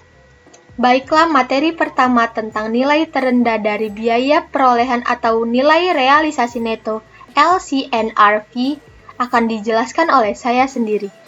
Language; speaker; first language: Indonesian; native; Indonesian